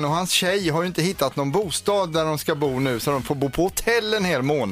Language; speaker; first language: Swedish; native; Swedish